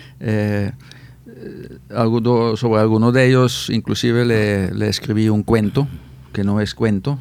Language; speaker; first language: Spanish; non-native, fluent; Dutch